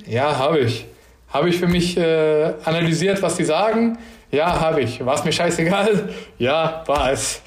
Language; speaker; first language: German; early bilingual, other home language; Turkish